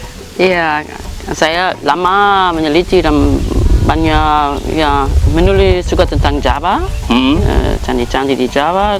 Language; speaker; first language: Indonesian; non-native, fluent; German